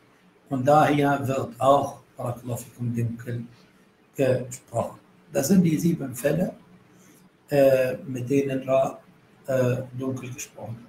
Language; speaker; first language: German; non-native, fluent; Arabic